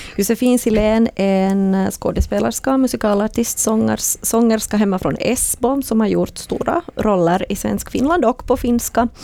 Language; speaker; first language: Swedish; native; Swedish